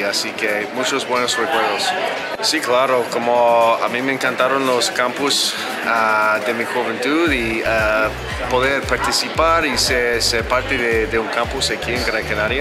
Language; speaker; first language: Spanish; non-native, fluent; English